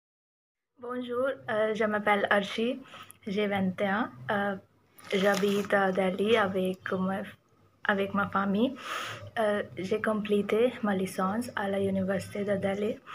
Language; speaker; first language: French; non-native, learner; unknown